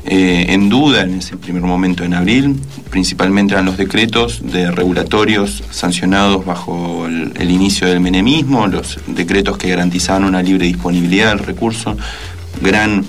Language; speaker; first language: Spanish; native; Spanish